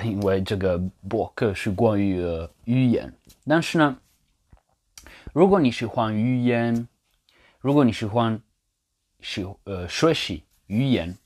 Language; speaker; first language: Chinese; non-native, learner; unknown